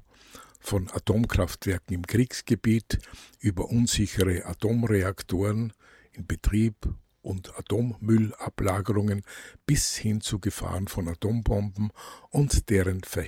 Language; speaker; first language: German; native; German